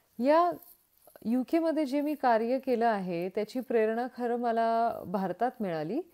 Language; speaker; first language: Marathi; native; Marathi